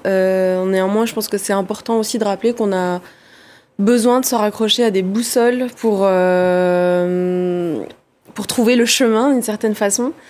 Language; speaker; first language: French; early bilingual, other home language; Arabic